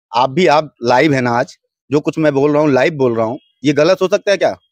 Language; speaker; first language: Hindi; native; Hindi